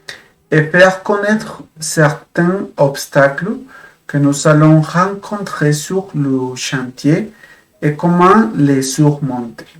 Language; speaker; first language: French; non-native, fluent; Spanish